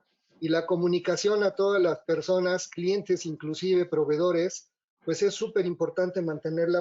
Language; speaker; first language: Spanish; native; Spanish